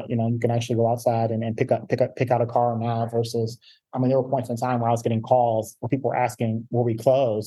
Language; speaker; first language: English; native; English